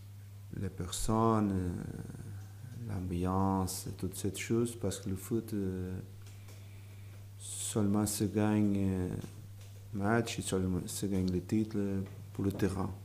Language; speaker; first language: French; non-native, learner; Portuguese